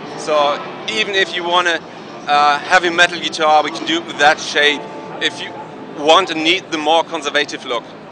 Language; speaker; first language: English; non-native, fluent; German